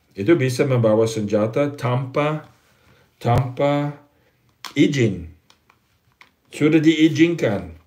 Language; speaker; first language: Indonesian; non-native, fluent; English